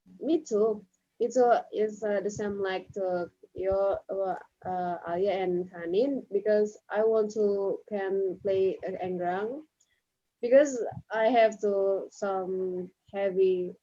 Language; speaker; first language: English; non-native, learner; Indonesian